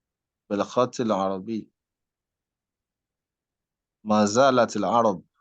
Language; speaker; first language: Arabic; non-native, fluent; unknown